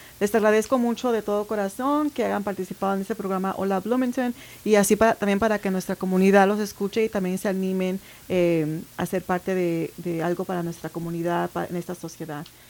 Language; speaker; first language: Spanish; early bilingual, heritage; Spanish